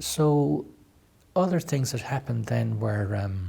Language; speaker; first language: English; native; English